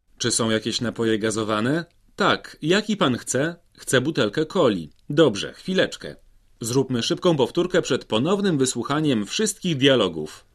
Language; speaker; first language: Polish; native; Polish